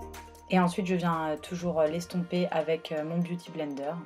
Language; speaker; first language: French; native; French